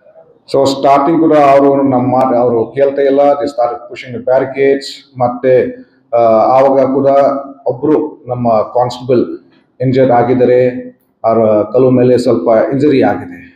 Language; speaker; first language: Kannada; non-native, fluent; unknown